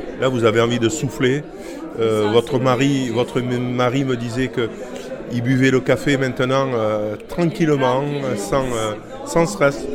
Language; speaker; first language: French; native; French